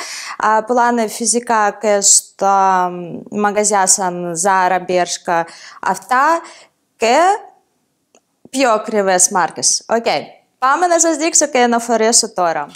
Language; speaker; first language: Greek; non-native, fluent; Ukrainian